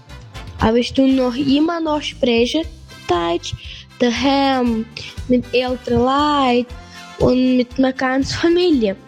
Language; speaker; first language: German; early bilingual, heritage; German